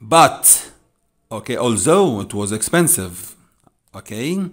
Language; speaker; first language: English; non-native, fluent; Arabic